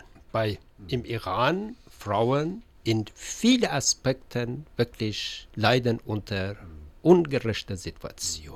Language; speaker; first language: German; non-native, learner; Persian